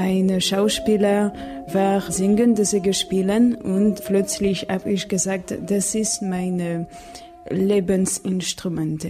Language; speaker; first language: German; non-native, learner; French